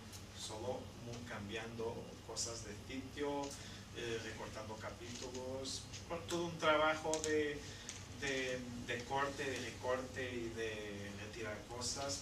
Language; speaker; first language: Spanish; non-native, fluent; Portuguese